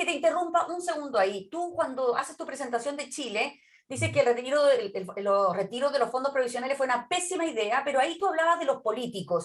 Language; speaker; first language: Spanish; native; Spanish